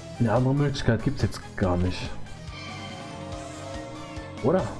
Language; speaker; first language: German; native; German